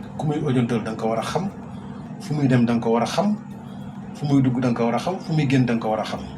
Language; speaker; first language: Wolof; native; Wolof